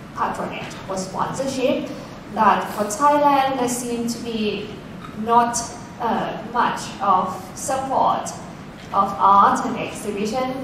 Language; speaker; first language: English; non-native, fluent; Thai